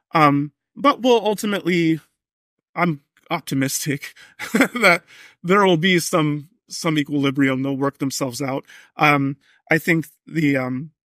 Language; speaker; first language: English; native; English